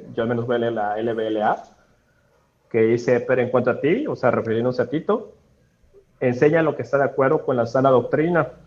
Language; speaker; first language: Spanish; native; Spanish